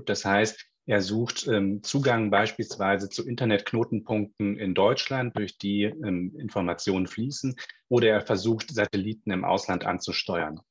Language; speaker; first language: German; native; German